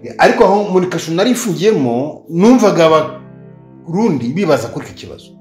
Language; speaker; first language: Kinyarwanda; native; Kinyarwanda